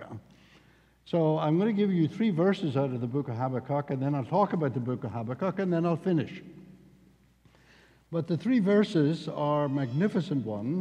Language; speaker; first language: English; native; English